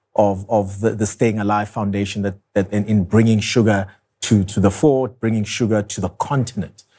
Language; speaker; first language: English; non-native, local second language; Zulu